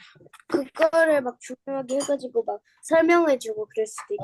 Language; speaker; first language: Korean; native; Korean